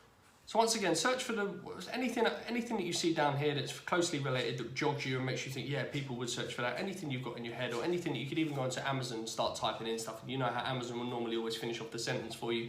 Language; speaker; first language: English; native; English